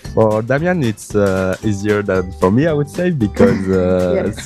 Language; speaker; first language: English; non-native, fluent; French